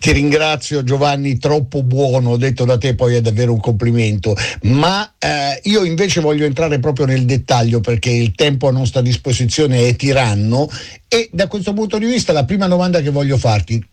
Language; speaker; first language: Italian; native; Italian